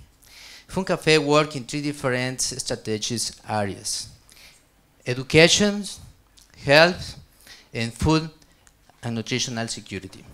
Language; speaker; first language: English; non-native, learner; Spanish